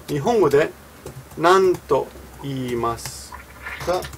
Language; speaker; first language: Japanese; non-native, fluent; English